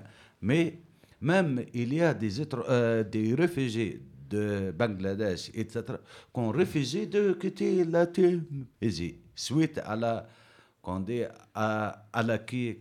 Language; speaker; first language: French; non-native, learner; Berber languages